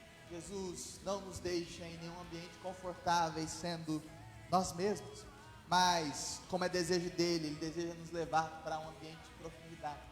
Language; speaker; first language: Portuguese; native; Portuguese